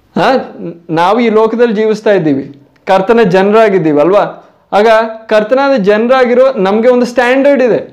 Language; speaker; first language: Kannada; non-native, local second language; Malayalam